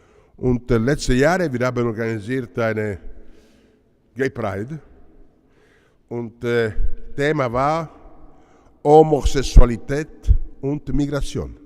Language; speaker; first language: German; non-native, learner; Italian